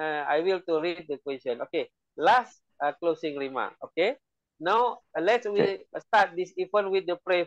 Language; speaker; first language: English; non-native, learner; Indonesian